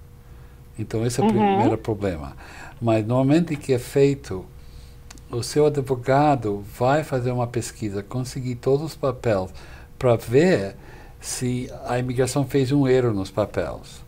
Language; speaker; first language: Portuguese; non-native, fluent; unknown